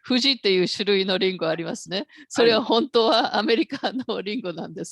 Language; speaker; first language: Japanese; non-native, fluent; English